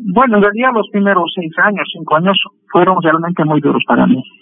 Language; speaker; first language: Spanish; native; Spanish